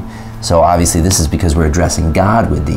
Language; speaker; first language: English; native; English